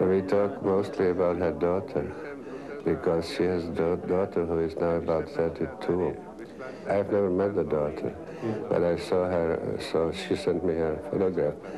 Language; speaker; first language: English; non-native, fluent; Czech